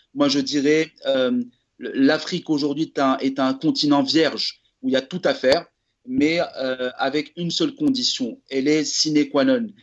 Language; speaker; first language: French; non-native, local second language; Arabic